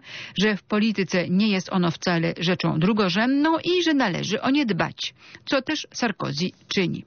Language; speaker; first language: Polish; native; Polish